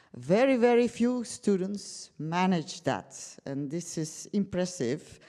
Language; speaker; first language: English; non-native, fluent; Dutch